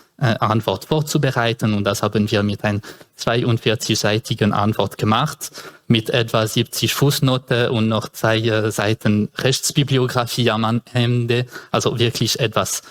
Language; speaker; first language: German; non-native, local second language; French